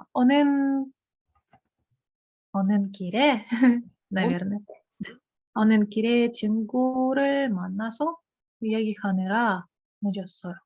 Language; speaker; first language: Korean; non-native, learner; Russian